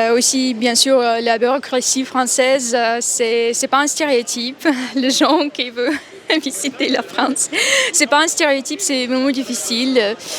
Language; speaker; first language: French; non-native, fluent; Russian